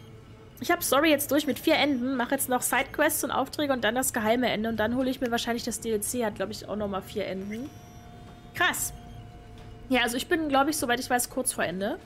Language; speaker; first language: German; native; German